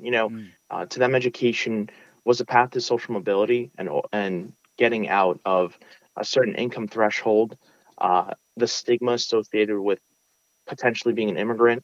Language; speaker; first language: English; early bilingual, other home language; Russian